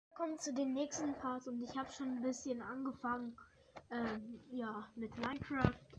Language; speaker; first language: German; early bilingual, other home language; Hungarian